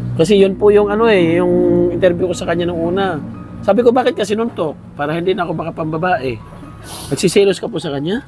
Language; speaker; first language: Filipino; non-native, local second language; Cebuano